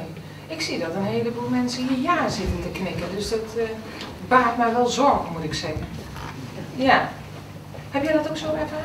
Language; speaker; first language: Dutch; native; Dutch